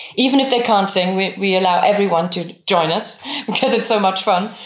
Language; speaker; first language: English; non-native, fluent; French